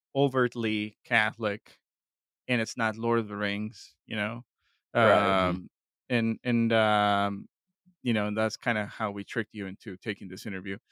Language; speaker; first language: English; non-native, fluent; Spanish